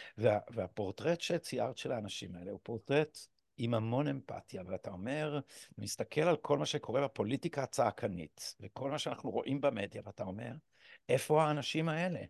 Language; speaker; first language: Hebrew; native; Hebrew